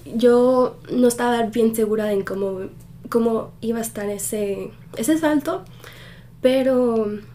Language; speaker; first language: Spanish; early bilingual, heritage; Spanish